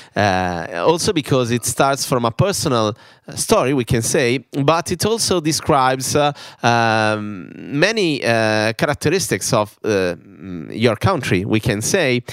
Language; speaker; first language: English; non-native, fluent; Italian